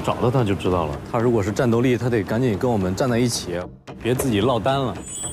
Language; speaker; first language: Chinese; native; Chinese